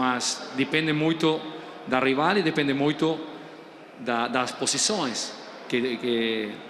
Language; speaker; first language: Portuguese; non-native, fluent; Spanish